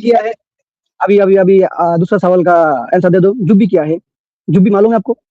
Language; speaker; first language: Hindi; non-native, local second language; Bangla